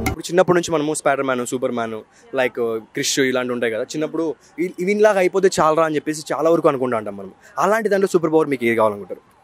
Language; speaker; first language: Telugu; native; Telugu